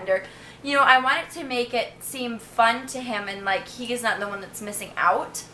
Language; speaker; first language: English; native; English